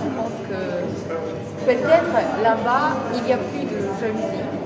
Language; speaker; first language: French; non-native, fluent; Polish